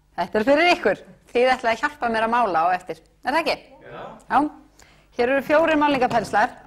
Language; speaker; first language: Icelandic; native; Icelandic